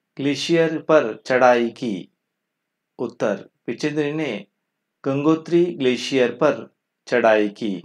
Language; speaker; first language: Hindi; non-native, local second language; Kannada